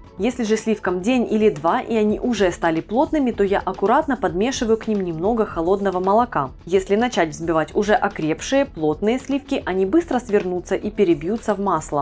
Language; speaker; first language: Russian; native; Russian